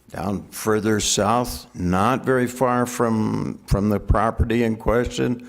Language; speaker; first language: English; native; English